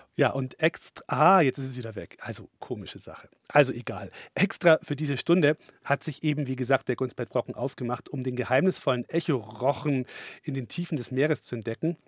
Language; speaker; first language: German; native; German